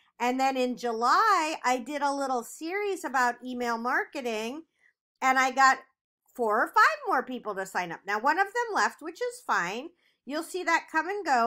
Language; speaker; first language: English; native; English